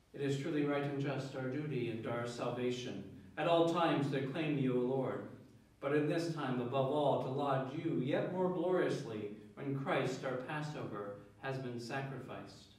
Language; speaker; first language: English; native; English